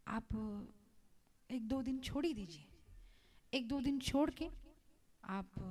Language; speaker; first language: Hindi; non-native, local second language; Kannada